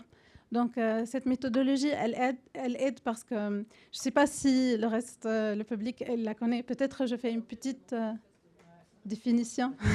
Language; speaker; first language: French; non-native, fluent; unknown